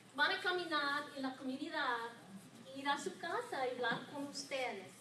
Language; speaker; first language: Spanish; non-native, learner; English